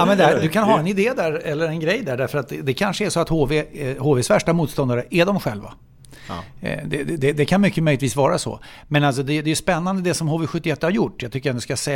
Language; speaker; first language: Swedish; native; Swedish